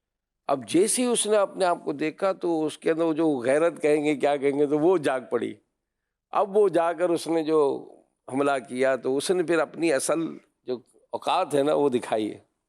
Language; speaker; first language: Urdu; native; Urdu